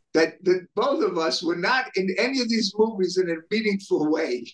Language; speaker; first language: English; native; English